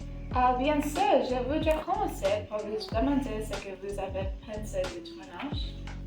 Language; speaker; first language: French; non-native, learner; English